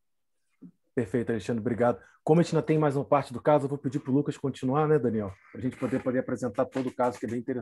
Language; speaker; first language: Portuguese; native; Portuguese